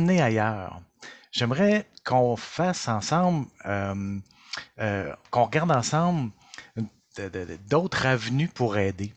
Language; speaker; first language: French; native; French